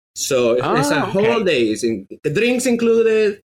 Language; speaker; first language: English; non-native, fluent; Spanish